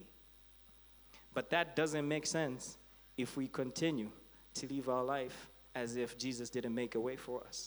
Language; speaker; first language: English; non-native, local second language; Nyanja